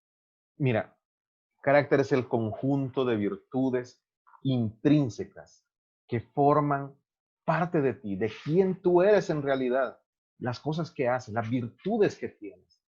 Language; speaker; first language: Spanish; native; Spanish